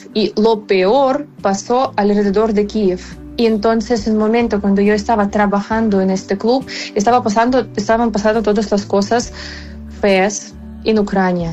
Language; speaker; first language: Spanish; non-native, fluent; Ukrainian